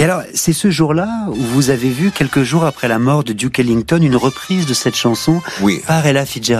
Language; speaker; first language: French; native; French